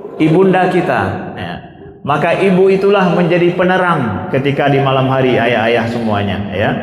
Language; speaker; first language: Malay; non-native, local second language; Achinese